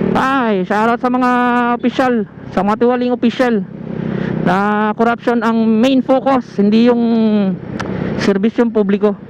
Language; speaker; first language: Filipino; non-native, local second language; Cebuano